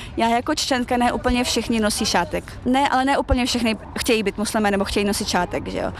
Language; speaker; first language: Czech; early bilingual, other home language; Chechen